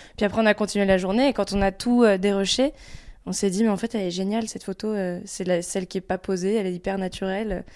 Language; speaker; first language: French; native; French